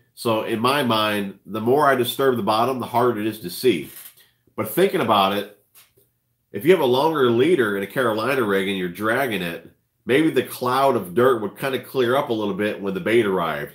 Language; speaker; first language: English; native; English